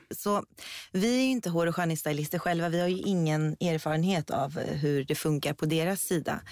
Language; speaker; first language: Swedish; early bilingual, other home language; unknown